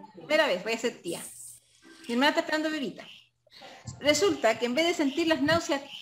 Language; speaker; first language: Spanish; native; Spanish